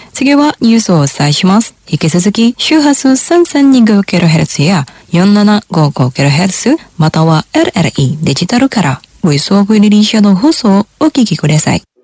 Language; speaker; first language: Japanese; non-native, fluent; Indonesian